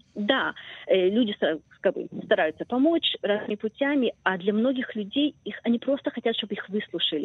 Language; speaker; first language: Russian; early bilingual, heritage; Russian